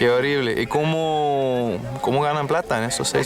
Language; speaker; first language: Spanish; non-native, learner; Danish